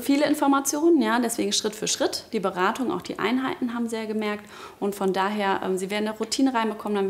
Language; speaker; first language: German; native; German